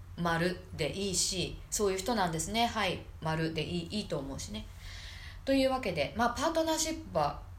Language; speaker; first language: Japanese; native; Japanese